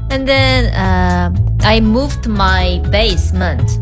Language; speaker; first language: English; non-native, learner; Korean